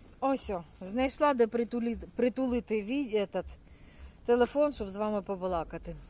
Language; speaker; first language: Ukrainian; non-native, local second language; Russian